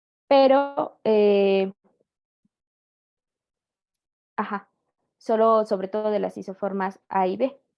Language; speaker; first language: Spanish; native; Spanish